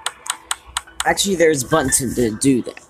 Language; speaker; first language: English; native; English